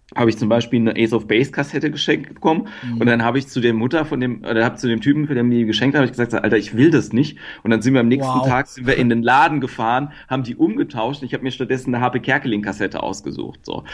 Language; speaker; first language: German; native; German